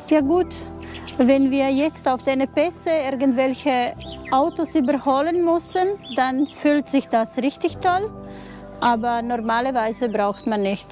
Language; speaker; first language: German; non-native, fluent; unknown